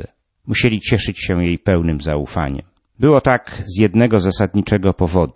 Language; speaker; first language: Polish; native; Polish